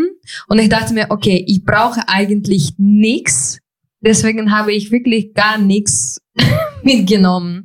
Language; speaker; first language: German; non-native, fluent; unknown